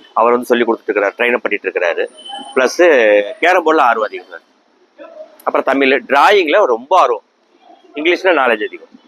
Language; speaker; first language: Tamil; non-native, local second language; Urdu